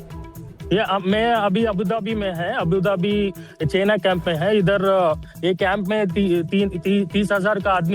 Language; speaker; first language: Hindi; non-native, local second language; Telugu